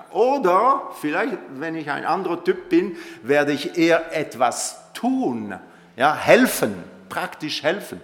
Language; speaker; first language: German; non-native, local second language; French